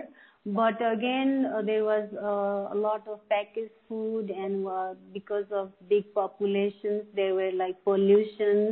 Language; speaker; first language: English; non-native, local second language; Nepali